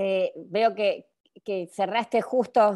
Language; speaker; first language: Spanish; native; Spanish